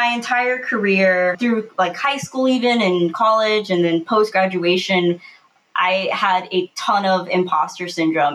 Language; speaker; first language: English; native; English